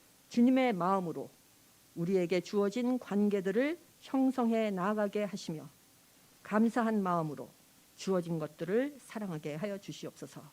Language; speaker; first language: Korean; native; Korean